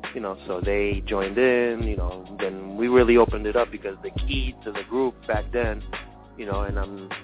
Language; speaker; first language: English; early bilingual, other home language; French